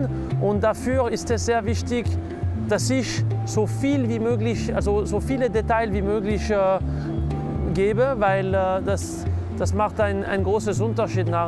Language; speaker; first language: German; non-native, local second language; French